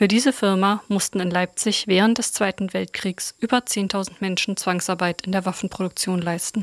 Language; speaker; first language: German; native; German